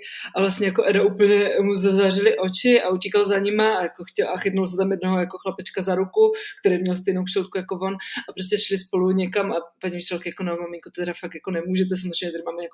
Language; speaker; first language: Czech; native; Czech